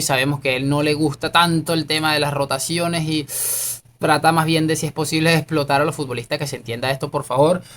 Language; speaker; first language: Spanish; native; Spanish